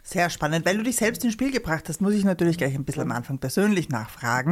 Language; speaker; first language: German; native; German